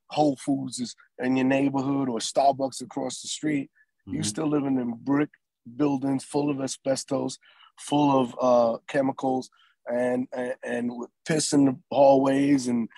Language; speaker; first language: English; native; English